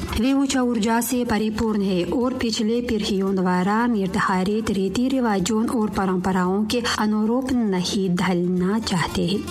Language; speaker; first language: Hindi; non-native, fluent; Tajik